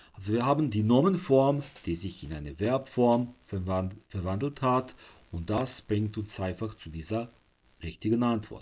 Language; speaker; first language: German; non-native, fluent; Serbian